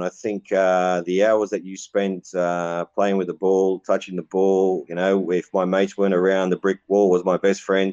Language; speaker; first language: English; native; English